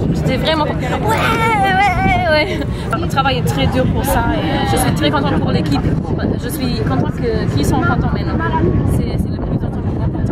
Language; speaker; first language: French; non-native, fluent; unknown